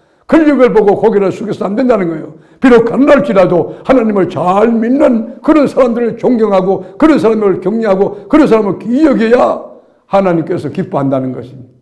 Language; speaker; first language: Korean; native; Korean